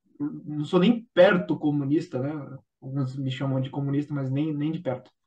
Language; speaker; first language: Portuguese; native; Portuguese